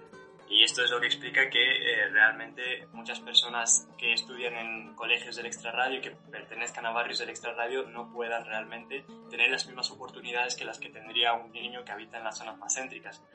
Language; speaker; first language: Spanish; native; Spanish